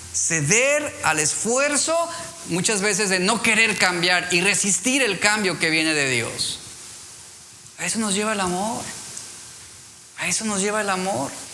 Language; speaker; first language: Spanish; native; Spanish